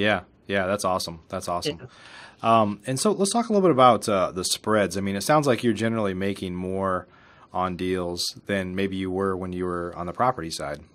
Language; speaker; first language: English; native; English